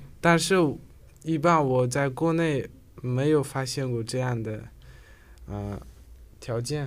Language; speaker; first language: Chinese; non-native, learner; Uzbek